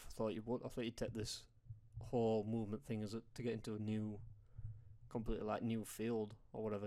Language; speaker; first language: English; native; English